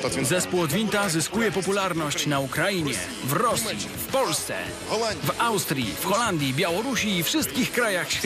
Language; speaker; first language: Polish; non-native, learner; Ukrainian